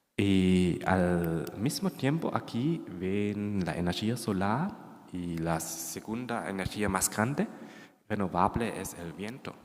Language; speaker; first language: Spanish; non-native, fluent; German